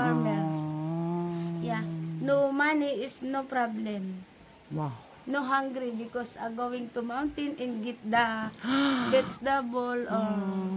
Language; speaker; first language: English; non-native, learner; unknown